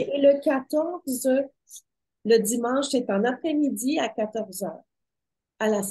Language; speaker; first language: French; native; French